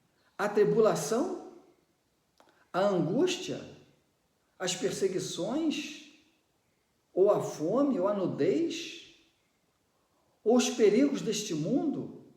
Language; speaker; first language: Portuguese; native; Portuguese